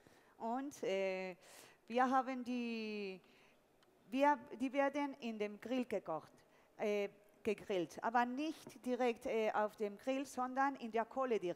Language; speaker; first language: German; non-native, fluent; Spanish